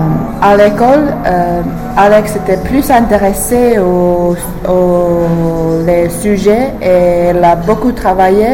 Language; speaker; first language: French; non-native, learner; English